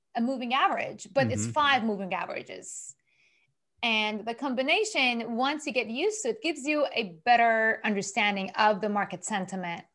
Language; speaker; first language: English; non-native, fluent; Persian